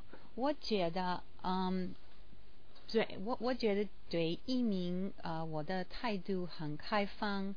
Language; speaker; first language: Chinese; non-native, learner; English